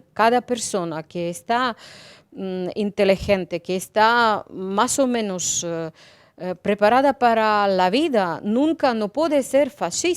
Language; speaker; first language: Spanish; non-native, learner; Ukrainian